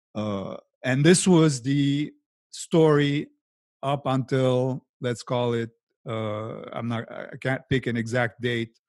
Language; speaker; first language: English; non-native, fluent; Arabic